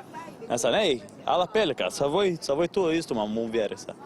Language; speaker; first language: Finnish; non-native, learner; Portuguese